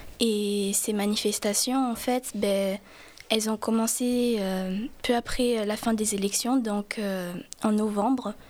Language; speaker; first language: French; non-native, fluent; Portuguese